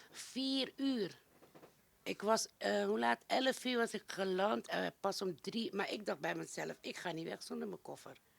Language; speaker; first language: Dutch; native; Dutch